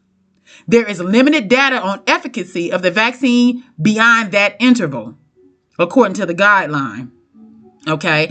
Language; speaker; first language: English; native; English